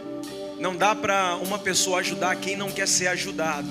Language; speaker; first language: Portuguese; native; Portuguese